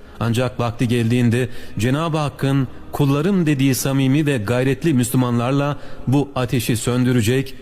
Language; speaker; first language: Turkish; native; Turkish